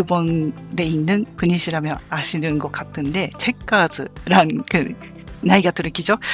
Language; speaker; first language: Korean; non-native, learner; Japanese